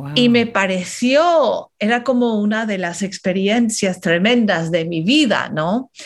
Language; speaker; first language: Spanish; non-native, fluent; English